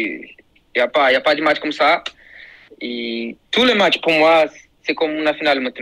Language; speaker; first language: French; non-native, learner; Portuguese